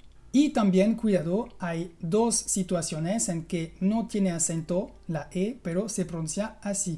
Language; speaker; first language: Spanish; non-native, fluent; French